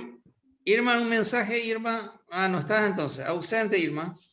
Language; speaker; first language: Spanish; native; Spanish